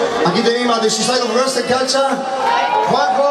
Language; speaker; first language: Catalan; non-native, local second language; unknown